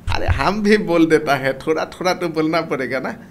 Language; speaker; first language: Hindi; non-native, local second language; Assamese